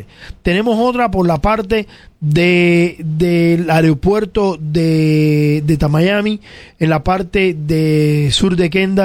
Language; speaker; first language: Spanish; native; Spanish